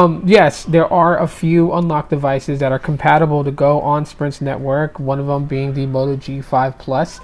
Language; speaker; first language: English; native; English